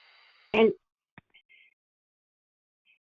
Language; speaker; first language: English; native; English